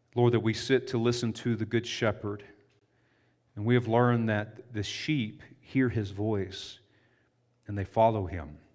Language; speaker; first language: English; native; English